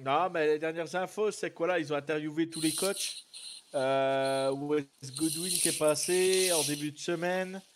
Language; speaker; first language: French; native; French